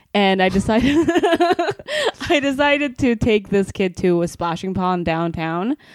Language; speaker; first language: English; non-native, fluent; Swedish